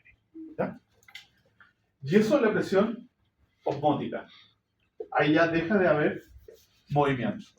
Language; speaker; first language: Spanish; native; Spanish